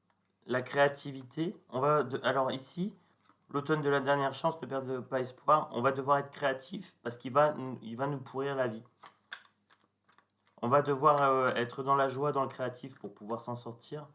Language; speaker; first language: French; native; French